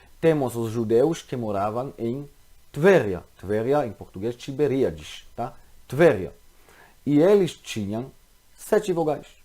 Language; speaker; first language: Portuguese; non-native, fluent; Hebrew